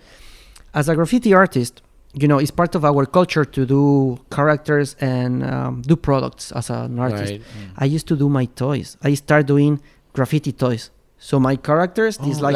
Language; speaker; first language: English; non-native, fluent; Spanish